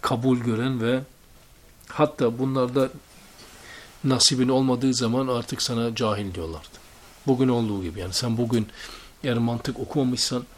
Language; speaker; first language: Turkish; native; Turkish